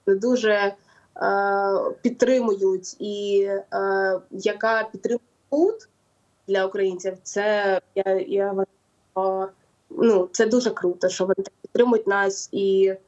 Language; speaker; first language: Ukrainian; non-native, local second language; Russian